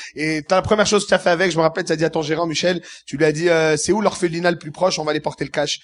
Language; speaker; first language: French; early bilingual, other home language; Arabic